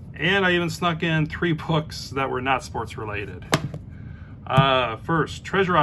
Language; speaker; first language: English; native; English